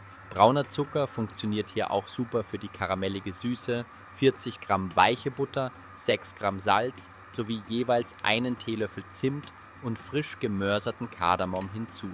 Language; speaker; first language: German; native; German